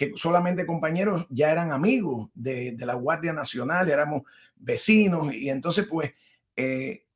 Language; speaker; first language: Spanish; native; Spanish